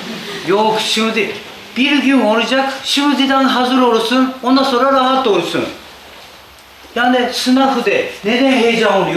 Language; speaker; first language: Turkish; non-native, learner; Japanese